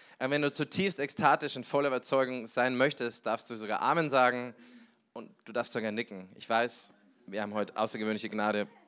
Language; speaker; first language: German; native; German